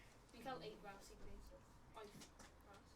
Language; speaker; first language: Welsh; non-native, local second language; English